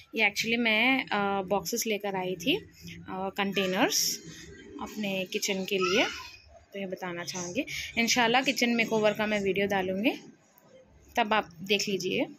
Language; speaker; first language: Hindi; non-native, local second language; Urdu